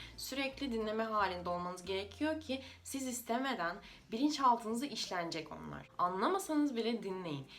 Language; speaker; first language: Turkish; non-native, fluent; Russian